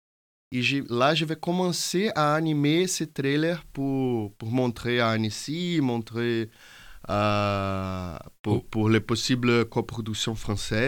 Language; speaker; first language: French; non-native, fluent; Portuguese